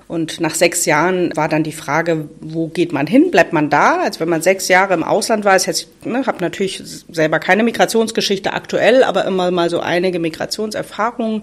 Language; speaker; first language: German; native; German